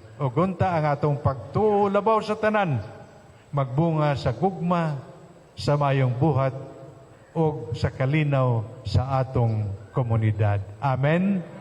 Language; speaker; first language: Cebuano; non-native, local second language; Hiligaynon